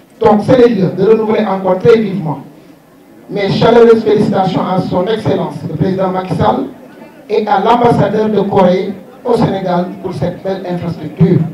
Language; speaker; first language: French; non-native, local second language; Wolof